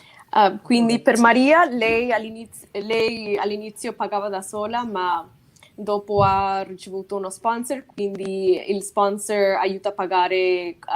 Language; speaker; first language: Italian; non-native, fluent; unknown